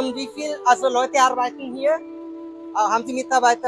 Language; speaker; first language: German; non-native, learner; Hindi